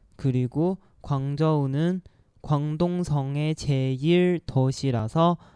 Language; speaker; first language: Korean; non-native, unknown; Chinese